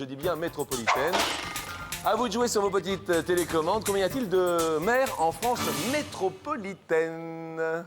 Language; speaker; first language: French; native; French